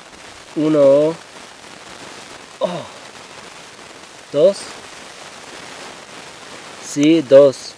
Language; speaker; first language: Spanish; non-native, learner; English